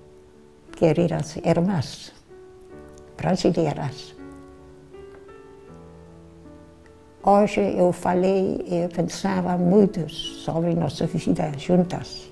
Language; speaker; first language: Portuguese; non-native, learner; Dutch